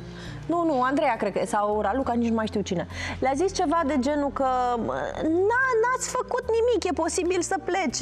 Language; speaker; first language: Romanian; native; Romanian